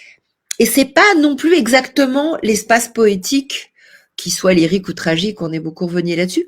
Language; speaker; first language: French; native; French